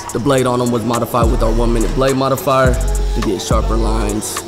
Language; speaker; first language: English; native; English